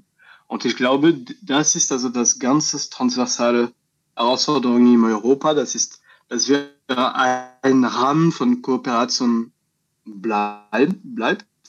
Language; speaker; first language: German; non-native, fluent; French